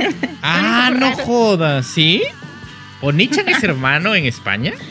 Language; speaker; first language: Spanish; native; Spanish